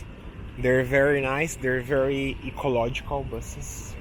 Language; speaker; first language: English; non-native, local second language; Portuguese